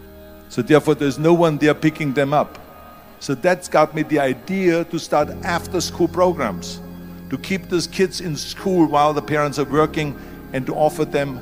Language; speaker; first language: English; non-native, fluent; German